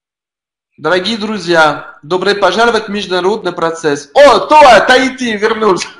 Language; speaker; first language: Russian; non-native, learner; French